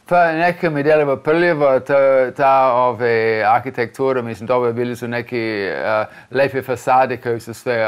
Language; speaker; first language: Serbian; non-native, fluent; English